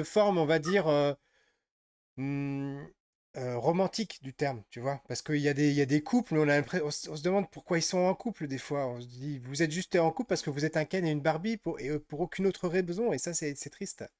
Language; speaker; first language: French; native; French